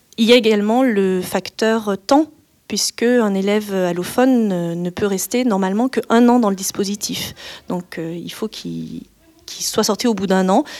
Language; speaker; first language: French; native; French